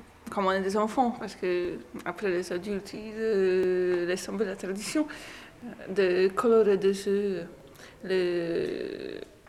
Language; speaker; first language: French; non-native, fluent; Polish